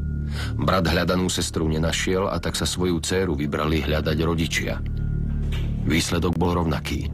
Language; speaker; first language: Slovak; native; Slovak